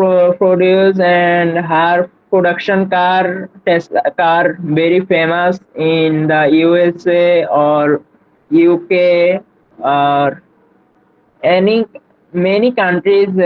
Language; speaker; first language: English; non-native, learner; Bangla